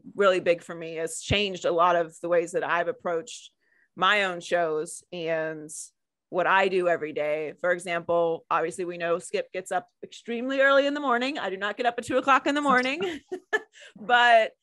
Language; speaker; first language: English; native; English